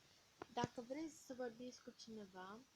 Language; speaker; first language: Romanian; native; Romanian